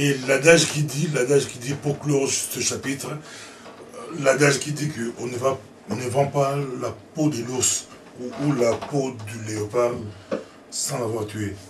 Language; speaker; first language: French; non-native, local second language; Lingala